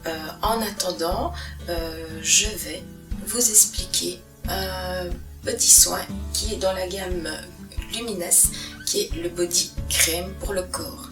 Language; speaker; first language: French; native; French